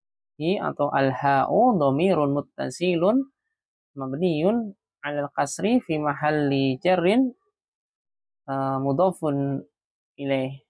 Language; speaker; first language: Arabic; non-native, fluent; Indonesian